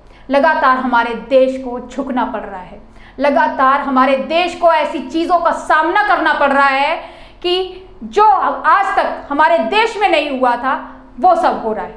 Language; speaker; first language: Hindi; native; Hindi